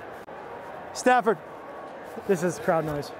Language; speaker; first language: English; native; English